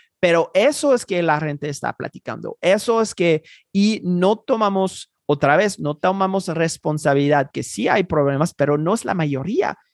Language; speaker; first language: Spanish; non-native, fluent; Haitian Creole